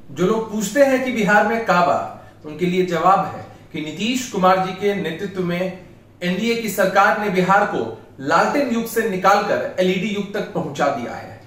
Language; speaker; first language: Hindi; native; Hindi